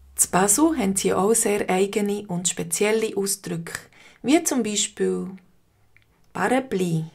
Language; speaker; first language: German; native; German